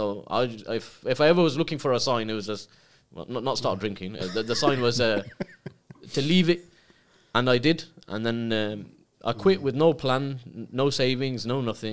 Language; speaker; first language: English; native; English